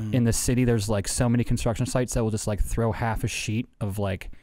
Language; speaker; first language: English; native; English